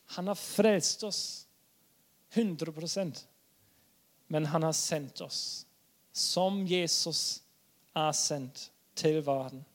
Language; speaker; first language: Norwegian; non-native, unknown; German